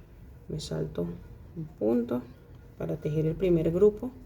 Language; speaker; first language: Spanish; native; Spanish